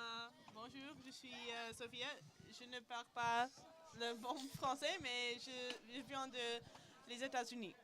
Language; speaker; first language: French; non-native, learner; English